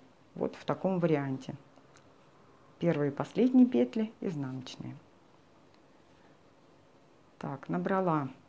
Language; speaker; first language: Russian; native; Russian